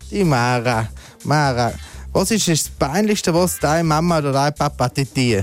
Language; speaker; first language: German; native; German